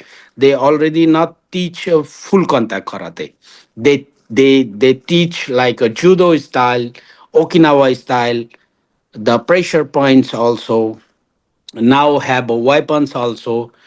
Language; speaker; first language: English; non-native, learner; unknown